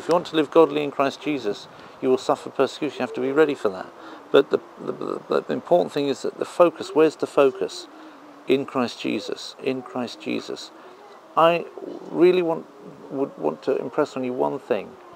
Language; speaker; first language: English; native; English